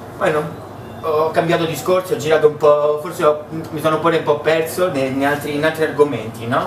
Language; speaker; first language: Italian; early bilingual, heritage; Italian